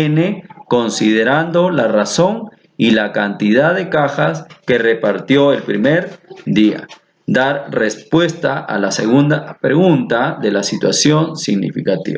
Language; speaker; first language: Spanish; native; Spanish